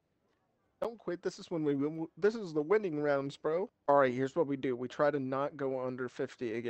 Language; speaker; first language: English; native; English